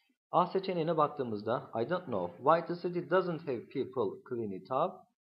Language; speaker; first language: English; non-native, fluent; Turkish